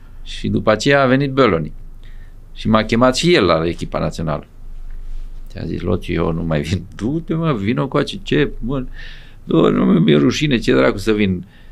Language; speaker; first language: Romanian; non-native, local second language; Serbian